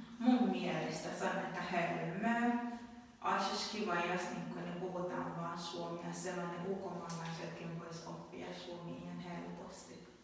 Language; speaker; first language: Finnish; early bilingual, other home language; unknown